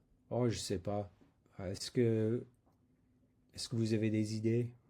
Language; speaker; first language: French; non-native, learner; English